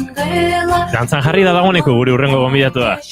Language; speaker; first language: Basque; native; Basque